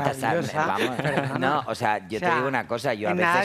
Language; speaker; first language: Spanish; native; Spanish